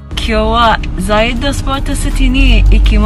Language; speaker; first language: Japanese; non-native, learner; Arabic